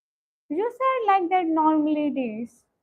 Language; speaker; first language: English; non-native, learner; Punjabi